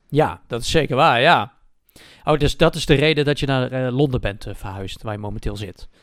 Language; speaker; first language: Dutch; native; Dutch